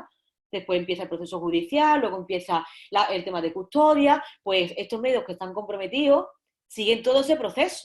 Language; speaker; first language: Spanish; native; Spanish